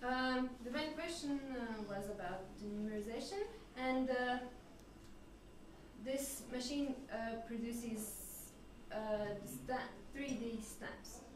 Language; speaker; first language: English; non-native, learner; French